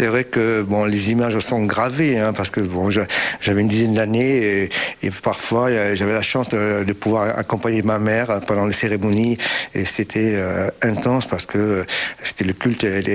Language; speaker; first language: French; early bilingual, other home language; Vietnamese